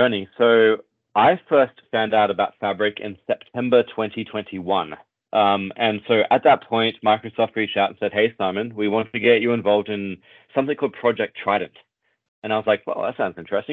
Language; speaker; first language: English; native; English